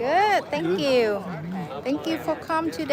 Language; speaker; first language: English; early bilingual, other home language; Vietnamese